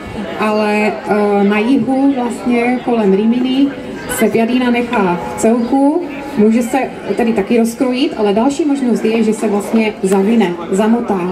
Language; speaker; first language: Czech; native; Czech